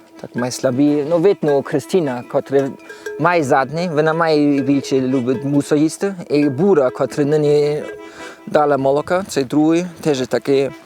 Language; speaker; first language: Ukrainian; non-native, learner; German